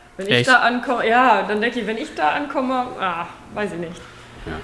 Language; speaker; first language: German; non-native, fluent; Afrikaans